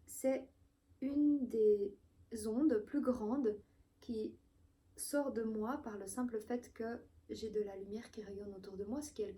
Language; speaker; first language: French; native; French